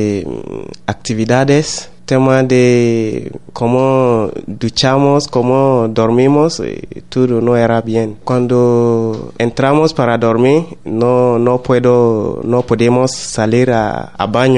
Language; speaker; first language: Spanish; non-native, learner; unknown